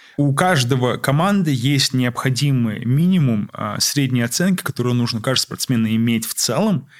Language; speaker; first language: Russian; early bilingual, heritage; Russian